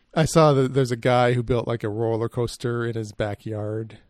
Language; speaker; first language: English; native; English